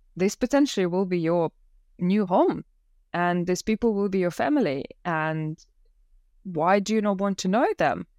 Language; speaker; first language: English; non-native, fluent; Russian